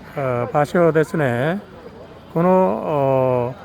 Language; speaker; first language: Japanese; non-native, learner; Korean